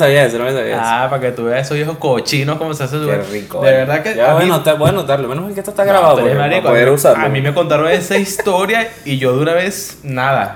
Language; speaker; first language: Spanish; native; Spanish